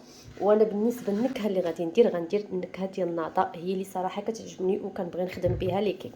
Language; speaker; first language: Arabic; native; Arabic